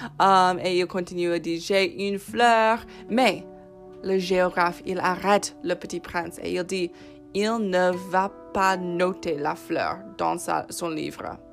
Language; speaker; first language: French; non-native, fluent; English